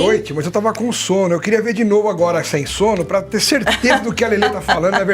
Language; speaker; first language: Portuguese; native; Portuguese